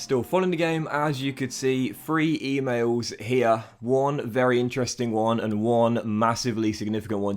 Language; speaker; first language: English; native; English